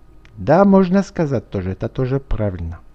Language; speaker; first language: Russian; non-native, fluent; French